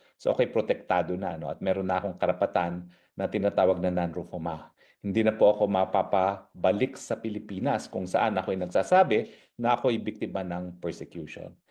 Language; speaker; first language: Filipino; native; Filipino